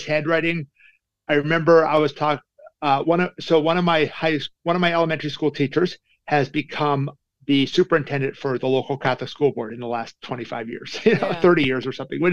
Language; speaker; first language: English; native; English